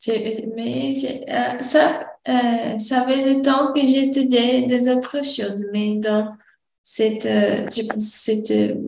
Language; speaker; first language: French; non-native, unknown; Portuguese